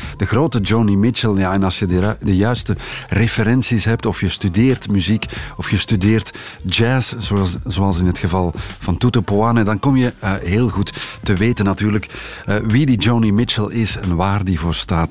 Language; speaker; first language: Dutch; native; Dutch